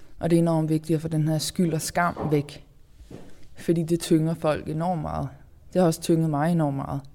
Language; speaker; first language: Danish; native; Danish